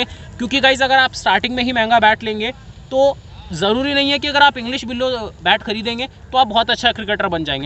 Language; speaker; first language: Hindi; native; Hindi